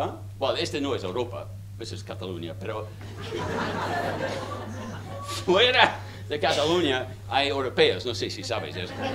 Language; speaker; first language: Spanish; non-native, learner; English